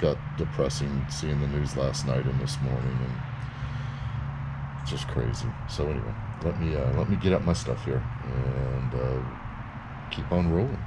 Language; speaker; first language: English; native; English